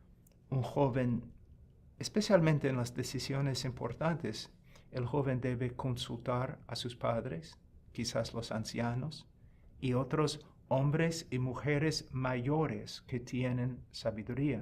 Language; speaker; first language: Spanish; non-native, fluent; English